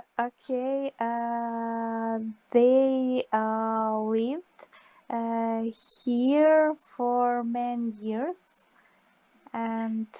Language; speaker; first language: English; non-native, learner; Serbian